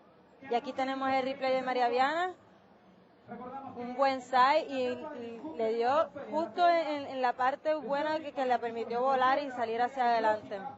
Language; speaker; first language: Spanish; native; Spanish